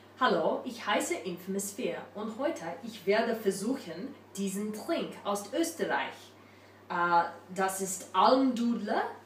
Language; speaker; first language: German; non-native, learner; English